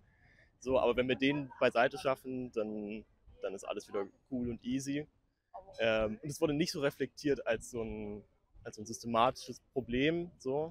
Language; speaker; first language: German; native; German